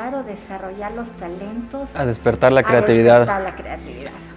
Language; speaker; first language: Spanish; native; Spanish